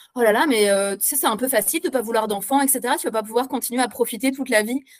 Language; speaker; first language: French; native; French